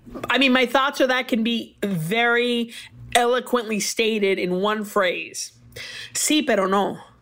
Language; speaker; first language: English; early bilingual, other home language; Spanish